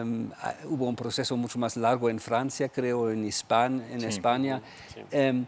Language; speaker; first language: Spanish; non-native, fluent; German